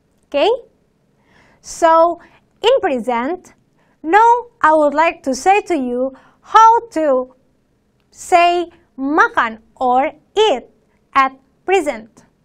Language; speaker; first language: English; non-native, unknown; Indonesian